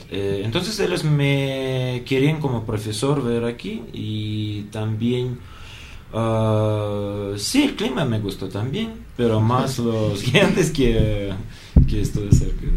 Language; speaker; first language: Spanish; non-native, learner; Russian